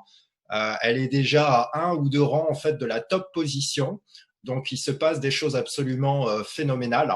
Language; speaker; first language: French; native; French